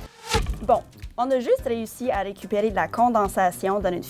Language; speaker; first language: French; native; French